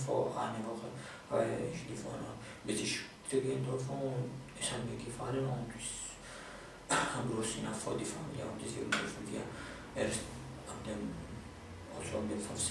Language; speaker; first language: German; non-native, fluent; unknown